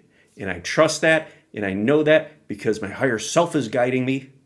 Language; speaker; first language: English; native; English